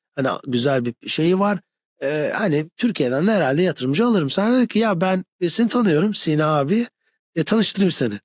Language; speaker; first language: Turkish; early bilingual, other home language; English